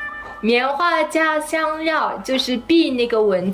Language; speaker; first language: Chinese; non-native, fluent; Mongolian